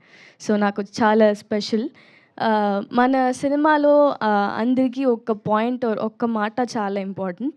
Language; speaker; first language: Telugu; non-native, learner; Tamil